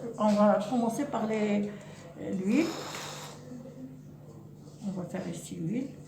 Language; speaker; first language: French; non-native, local second language; Arabic